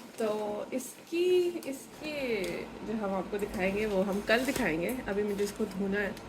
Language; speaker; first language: Urdu; native; Urdu